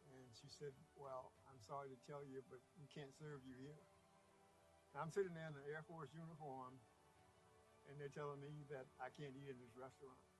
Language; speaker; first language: English; native; English